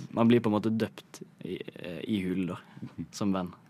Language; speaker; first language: Norwegian; native; Norwegian